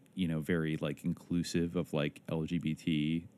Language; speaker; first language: English; native; English